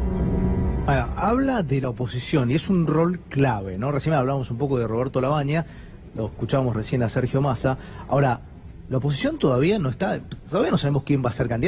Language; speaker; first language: Spanish; native; Spanish